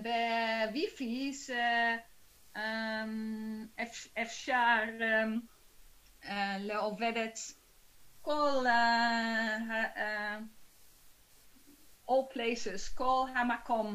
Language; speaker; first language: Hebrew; non-native, learner; Dutch